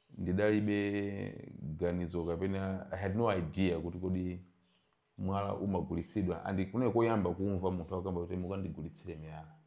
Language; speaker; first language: Nyanja; native; Nyanja